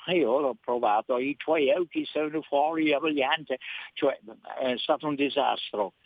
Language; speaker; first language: Italian; non-native, fluent; English